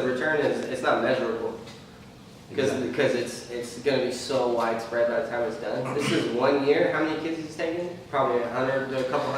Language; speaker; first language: English; native; English